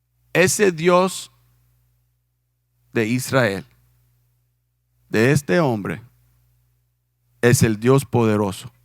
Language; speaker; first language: Spanish; non-native, fluent; English